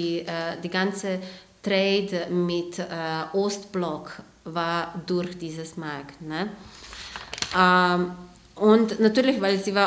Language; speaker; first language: German; non-native, fluent; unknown